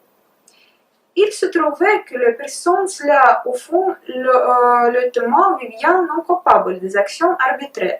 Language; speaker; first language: French; non-native, learner; Russian